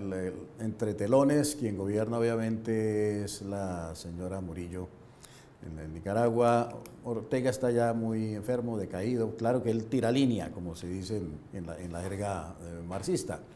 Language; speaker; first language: Spanish; native; Spanish